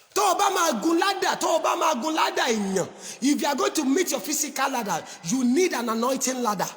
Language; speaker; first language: English; non-native, local second language; Yoruba